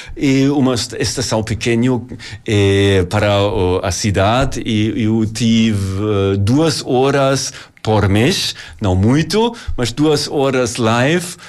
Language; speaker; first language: Portuguese; non-native, learner; German